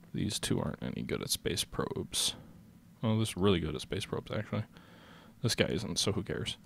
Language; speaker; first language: English; native; English